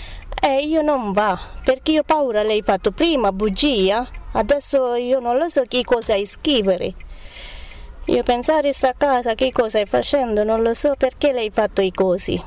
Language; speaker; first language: Italian; non-native, learner; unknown